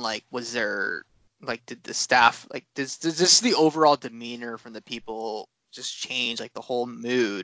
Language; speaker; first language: English; native; English